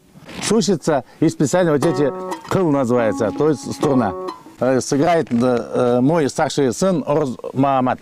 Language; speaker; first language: Russian; non-native, local second language; Kyrgyz